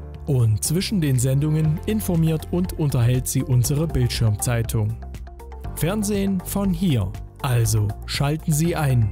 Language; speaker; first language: German; native; German